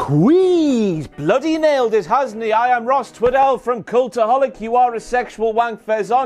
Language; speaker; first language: English; native; English